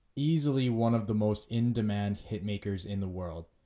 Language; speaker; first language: English; native; English